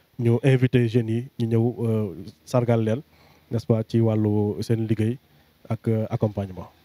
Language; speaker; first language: Wolof; non-native, local second language; Jola-Fonyi